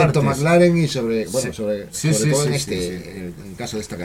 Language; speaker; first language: Spanish; native; Spanish